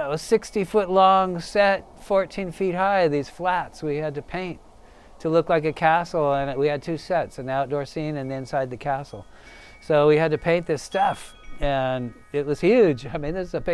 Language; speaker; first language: English; native; English